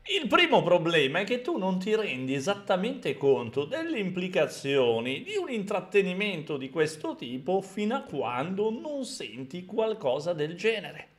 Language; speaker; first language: Italian; native; Italian